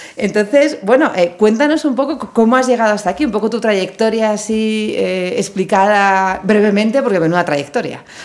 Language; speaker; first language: Spanish; native; Spanish